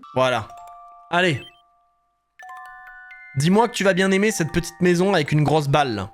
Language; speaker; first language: French; native; French